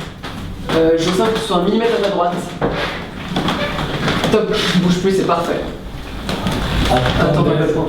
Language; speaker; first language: French; native; French